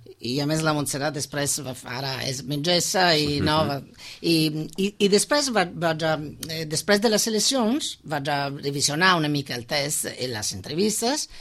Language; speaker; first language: Catalan; non-native, fluent; Italian